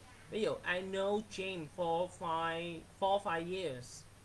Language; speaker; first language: English; non-native, fluent; Vietnamese